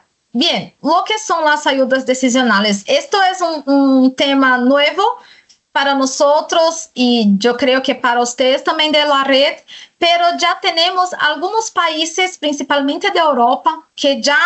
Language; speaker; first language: Spanish; non-native, fluent; Portuguese